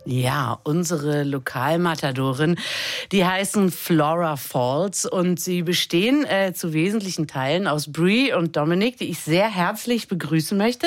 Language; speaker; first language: German; native; German